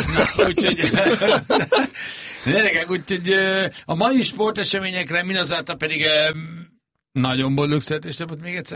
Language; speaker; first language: Hungarian; native; Hungarian